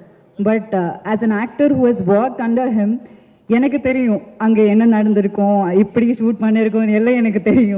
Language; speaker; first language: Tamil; non-native, fluent; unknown